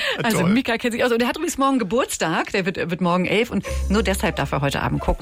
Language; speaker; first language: German; native; German